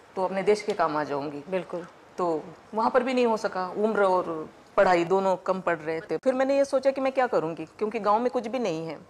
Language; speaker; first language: Hindi; non-native, local second language; Marathi